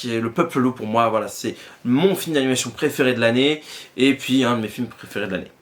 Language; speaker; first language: French; native; French